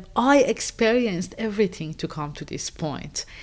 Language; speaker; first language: English; non-native, fluent; Persian